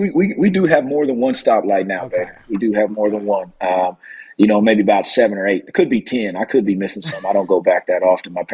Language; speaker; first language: English; native; English